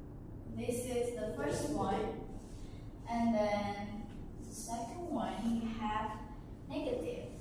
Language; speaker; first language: English; non-native, learner; Indonesian